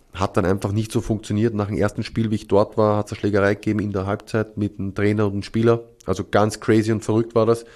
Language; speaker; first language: German; native; German